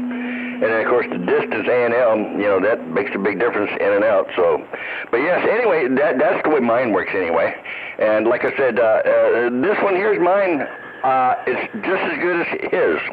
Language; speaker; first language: English; native; English